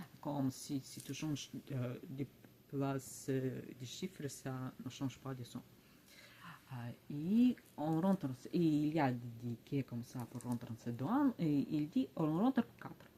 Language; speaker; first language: French; non-native, learner; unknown